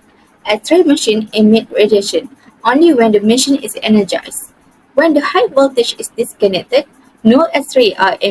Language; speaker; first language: English; non-native, learner; Malay